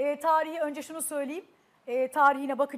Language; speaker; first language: Turkish; native; Turkish